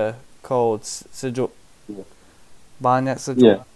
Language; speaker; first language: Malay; non-native, learner; English